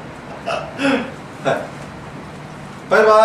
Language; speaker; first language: Japanese; non-native, learner; Korean